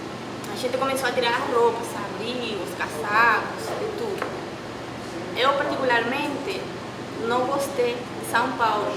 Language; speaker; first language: Portuguese; non-native, fluent; Spanish